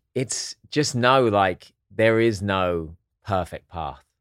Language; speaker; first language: English; native; English